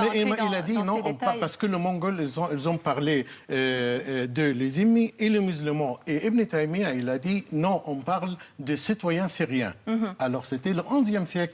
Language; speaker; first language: French; non-native, fluent; Arabic